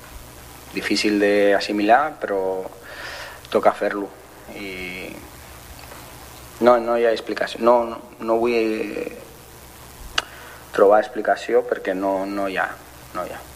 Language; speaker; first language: Catalan; non-native, fluent; Spanish